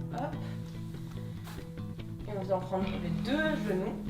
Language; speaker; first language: French; native; French